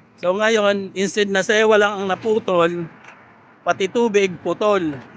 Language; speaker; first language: Filipino; non-native, local second language; Waray